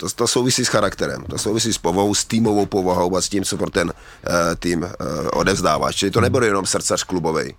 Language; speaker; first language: Czech; native; Czech